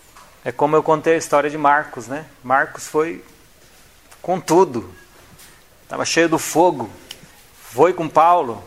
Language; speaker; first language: Portuguese; native; Portuguese